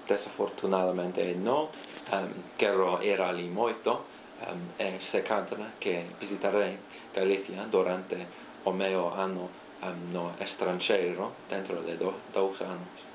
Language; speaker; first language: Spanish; non-native, fluent; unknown